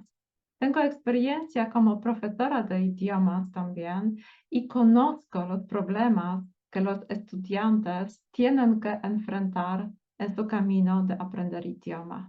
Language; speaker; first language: Spanish; non-native, fluent; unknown